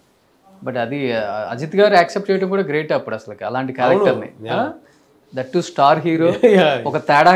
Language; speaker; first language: Telugu; native; Telugu